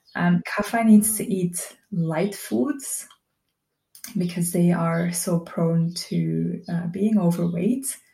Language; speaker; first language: English; non-native, fluent; Dutch